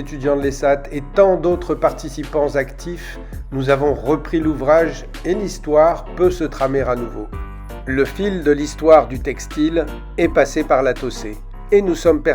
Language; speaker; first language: French; native; French